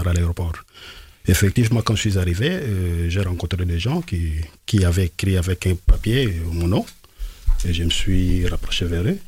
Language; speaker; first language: French; non-native, local second language; Lingala